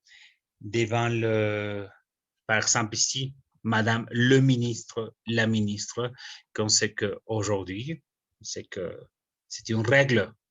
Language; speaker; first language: French; non-native, fluent; Spanish